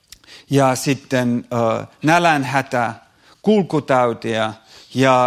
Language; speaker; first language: Finnish; non-native, fluent; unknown